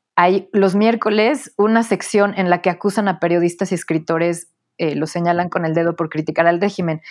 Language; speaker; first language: Spanish; native; Spanish